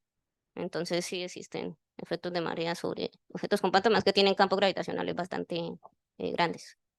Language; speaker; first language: Spanish; native; Spanish